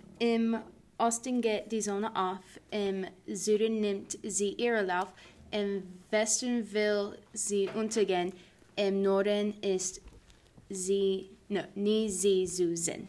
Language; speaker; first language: German; non-native, learner; English